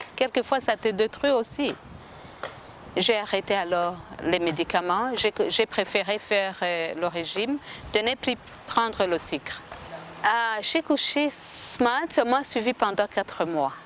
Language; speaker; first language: French; non-native, local second language; Kinyarwanda